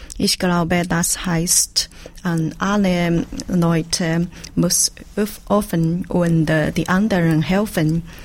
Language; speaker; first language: German; non-native, learner; Chinese